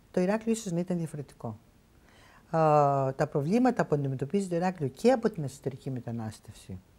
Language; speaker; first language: Greek; native; Greek